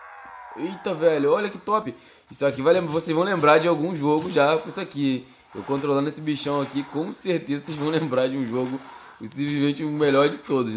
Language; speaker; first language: Portuguese; native; Portuguese